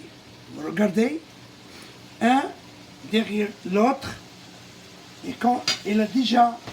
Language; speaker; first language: French; non-native, local second language; Arabic